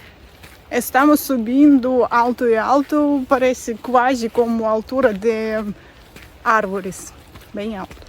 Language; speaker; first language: Portuguese; non-native, fluent; Russian